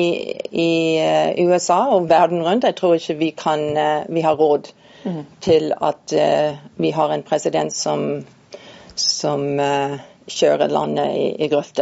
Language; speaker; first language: Norwegian; non-native, fluent; English